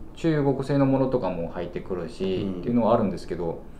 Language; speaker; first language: Japanese; non-native, fluent; Korean